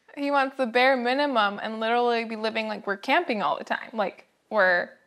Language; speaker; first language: English; native; English